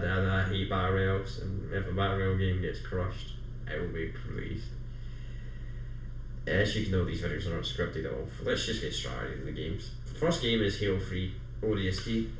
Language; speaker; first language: English; native; English